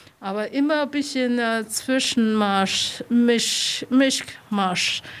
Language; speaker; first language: German; non-native, learner; Chinese